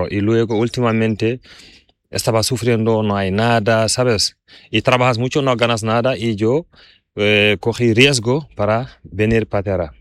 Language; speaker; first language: Spanish; non-native, learner; Fula